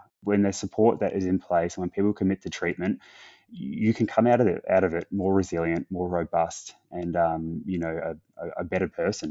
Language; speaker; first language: English; native; English